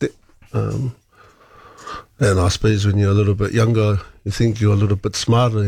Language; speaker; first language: English; native; English